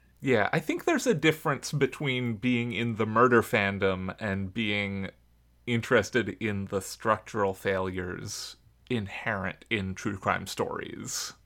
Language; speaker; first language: English; native; English